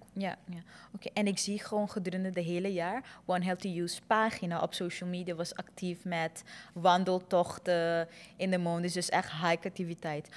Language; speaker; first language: Dutch; non-native, local second language; Papiamento